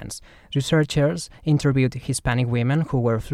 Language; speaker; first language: English; non-native, fluent; Spanish